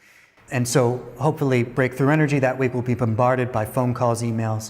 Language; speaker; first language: English; native; English